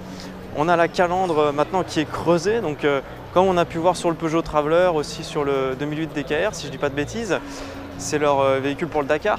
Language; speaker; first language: French; native; French